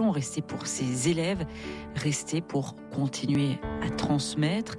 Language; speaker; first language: French; native; French